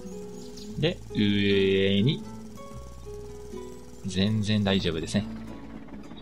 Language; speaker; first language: Japanese; non-native, fluent; English